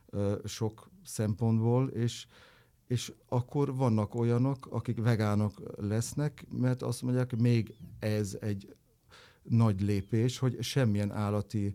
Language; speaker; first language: Hungarian; non-native, fluent; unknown